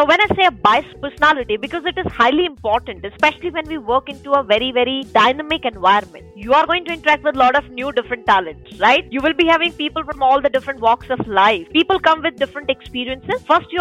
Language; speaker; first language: English; non-native, local second language; Hindi